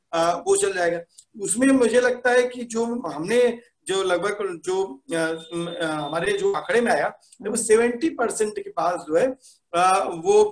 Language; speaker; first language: Hindi; native; Hindi